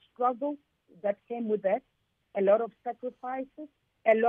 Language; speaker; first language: English; non-native, local second language; Tsonga